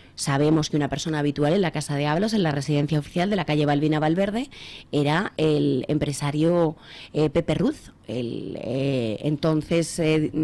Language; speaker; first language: Spanish; native; Spanish